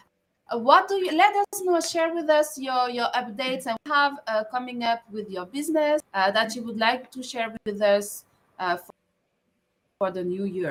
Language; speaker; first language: English; non-native, fluent; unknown